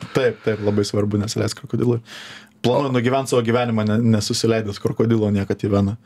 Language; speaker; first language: Lithuanian; native; Lithuanian